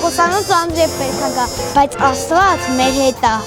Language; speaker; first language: Armenian; early bilingual, heritage; Armenian